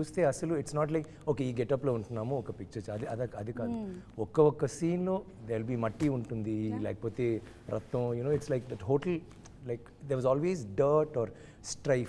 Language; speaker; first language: Telugu; non-native, learner; Tamil